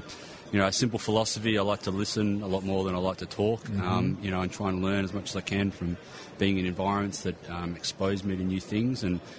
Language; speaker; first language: English; native; English